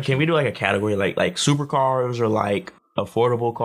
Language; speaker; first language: English; native; English